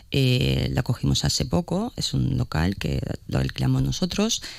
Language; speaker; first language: Spanish; non-native, fluent; Ukrainian